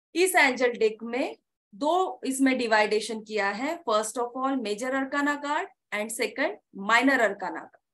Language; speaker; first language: Hindi; non-native, local second language; Marathi